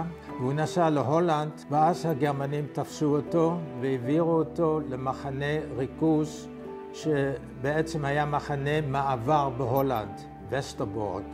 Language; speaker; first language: Hebrew; non-native, fluent; Dutch